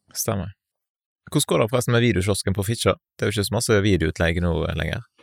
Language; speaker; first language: Norwegian; native; Norwegian